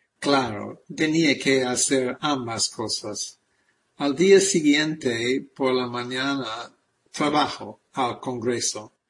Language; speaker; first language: Spanish; non-native, fluent; English